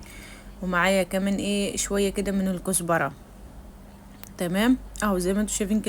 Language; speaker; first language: Arabic; native; Arabic